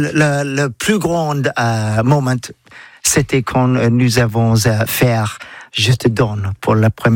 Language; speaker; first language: French; non-native, learner; English